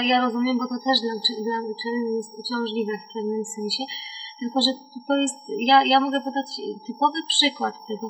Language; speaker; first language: Polish; native; Polish